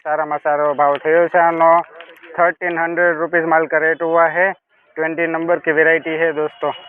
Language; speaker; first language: Hindi; non-native, local second language; Gujarati